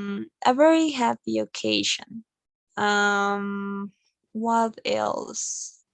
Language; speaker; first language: English; non-native, learner; Spanish